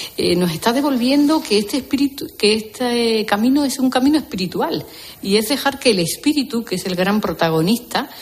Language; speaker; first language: Spanish; native; Spanish